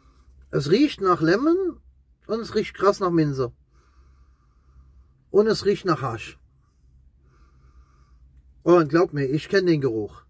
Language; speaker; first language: German; native; German